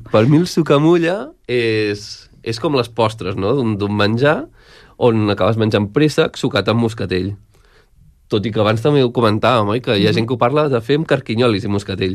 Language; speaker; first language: Catalan; native; Catalan